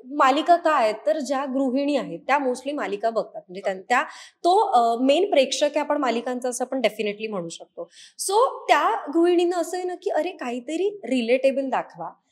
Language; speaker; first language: Marathi; native; Marathi